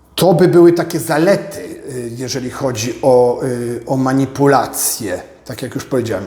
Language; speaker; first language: Polish; native; Polish